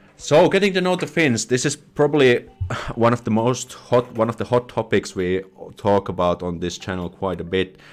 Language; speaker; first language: English; non-native, fluent; Finnish